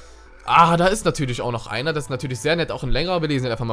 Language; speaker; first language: German; native; German